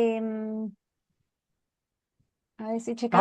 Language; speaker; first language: Spanish; native; Spanish